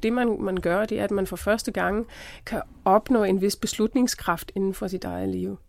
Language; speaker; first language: Danish; non-native, fluent; German